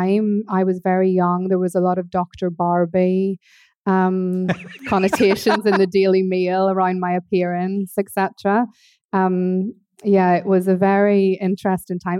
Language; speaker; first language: English; native; English